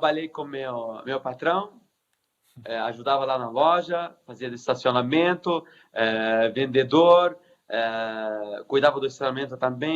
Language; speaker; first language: Portuguese; non-native, fluent; Arabic